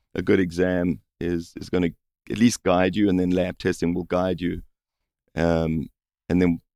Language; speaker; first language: English; native; English